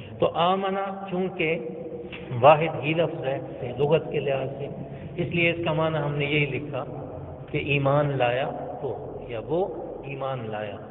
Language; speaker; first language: Urdu; native; Urdu